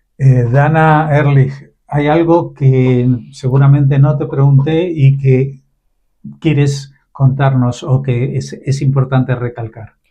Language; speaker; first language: Spanish; native; Spanish